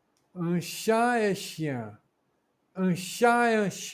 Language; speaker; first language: French; non-native, learner; English